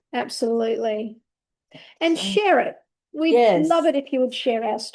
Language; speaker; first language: English; native; English